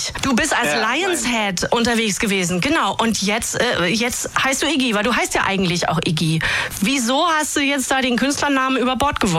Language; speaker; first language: German; native; German